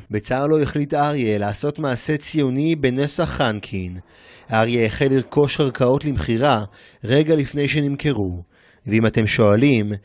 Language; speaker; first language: Hebrew; native; Hebrew